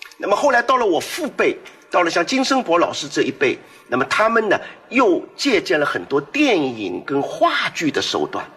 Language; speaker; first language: Chinese; non-native, local second language; Wu Chinese